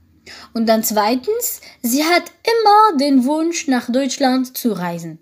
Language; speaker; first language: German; non-native, fluent; French